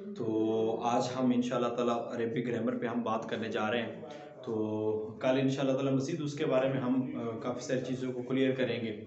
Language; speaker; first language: Urdu; non-native, local second language; Punjabi